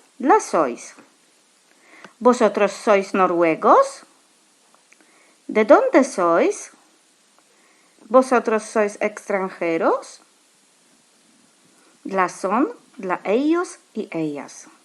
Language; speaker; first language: Spanish; non-native, fluent; Polish